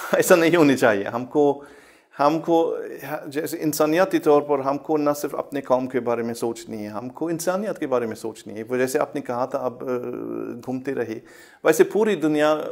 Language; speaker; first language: Urdu; non-native, fluent; German